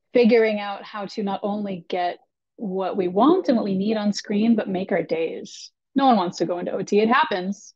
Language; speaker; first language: English; native; English